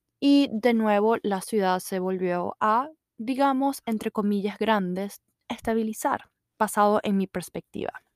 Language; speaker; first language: Spanish; native; Spanish